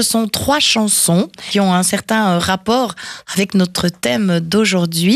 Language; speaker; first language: French; native; French